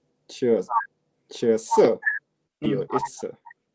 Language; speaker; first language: Chinese; non-native, learner; English